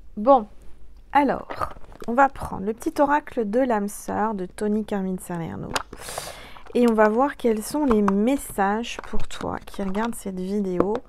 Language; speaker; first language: French; native; French